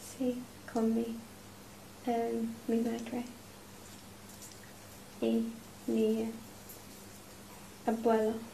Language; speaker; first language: Spanish; non-native, learner; English